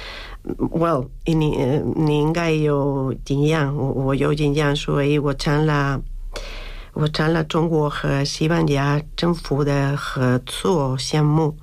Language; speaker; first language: Chinese; non-native, learner; Spanish